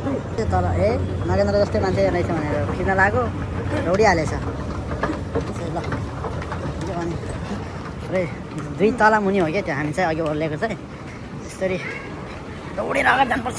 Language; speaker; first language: Nepali; native; Nepali